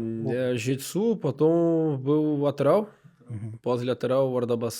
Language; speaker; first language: Russian; non-native, learner; Portuguese